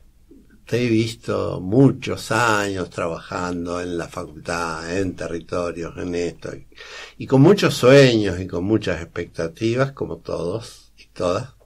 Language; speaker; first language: Spanish; native; Spanish